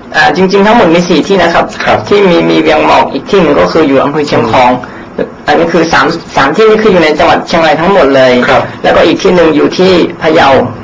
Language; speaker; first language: Thai; non-native, local second language; Akha